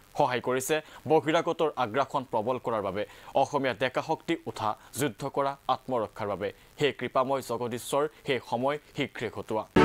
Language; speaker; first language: Assamese; native; Assamese